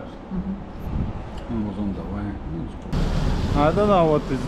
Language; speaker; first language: English; non-native, learner; Polish